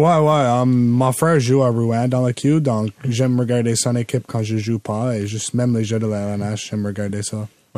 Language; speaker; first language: French; non-native, local second language; English